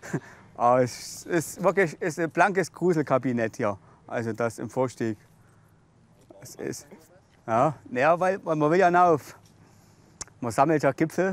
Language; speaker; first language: German; native; German